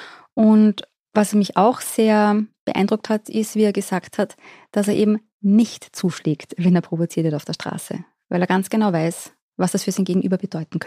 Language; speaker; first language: German; native; German